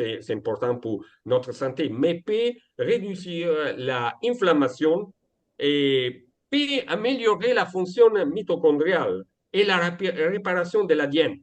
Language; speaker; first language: French; non-native, fluent; Italian